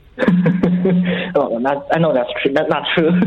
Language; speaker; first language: English; non-native, fluent; Chinese